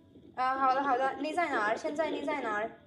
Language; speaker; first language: Chinese; non-native, learner; Urdu